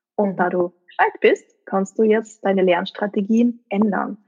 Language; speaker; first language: German; native; German